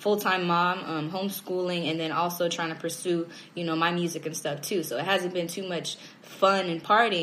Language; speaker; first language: English; native; English